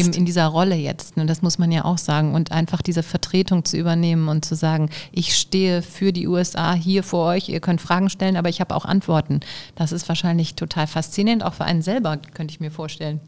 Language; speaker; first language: German; native; German